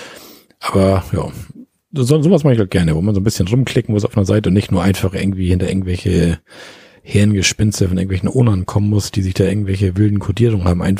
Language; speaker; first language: German; native; German